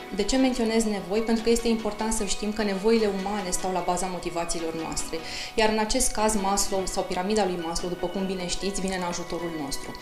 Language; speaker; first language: Romanian; native; Romanian